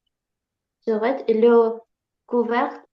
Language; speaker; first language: French; non-native, learner; Ukrainian